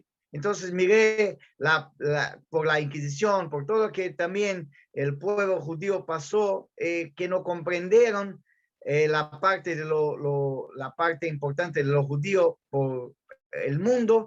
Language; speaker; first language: Spanish; non-native, learner; Portuguese